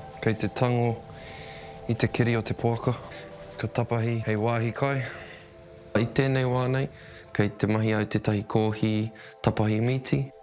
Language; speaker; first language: Māori; non-native, local second language; English